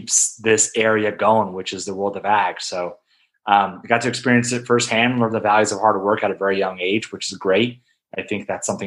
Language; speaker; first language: English; native; English